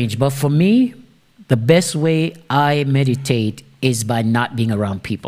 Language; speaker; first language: English; non-native, local second language; Jamaican Creole English